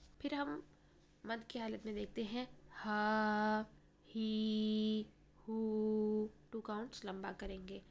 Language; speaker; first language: Urdu; native; Urdu